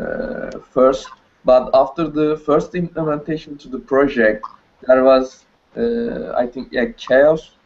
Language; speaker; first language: English; non-native, learner; Turkish